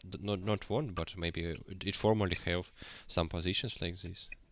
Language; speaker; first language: English; non-native, learner; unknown